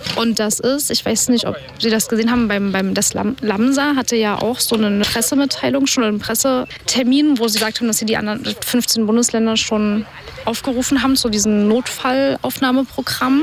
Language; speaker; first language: German; native; German